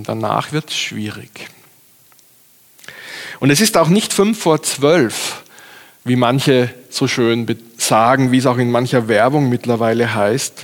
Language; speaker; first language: German; native; German